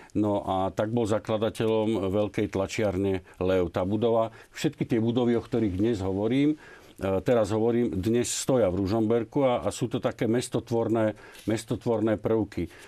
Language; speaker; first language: Slovak; native; Slovak